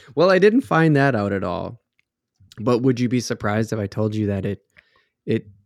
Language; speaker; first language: English; early bilingual, other home language; Finnish